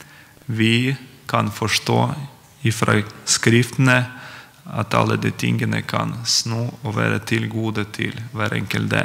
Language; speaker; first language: Swedish; non-native, fluent; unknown